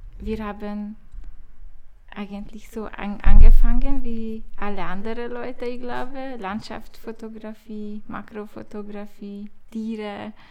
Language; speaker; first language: German; non-native, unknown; Hungarian